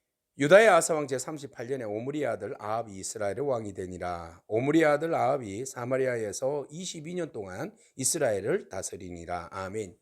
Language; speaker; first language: Korean; native; Korean